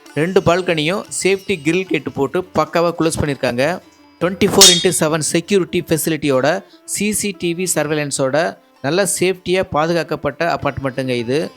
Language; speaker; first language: Tamil; native; Tamil